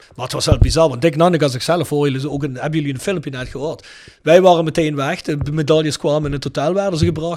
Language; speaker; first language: Dutch; native; Dutch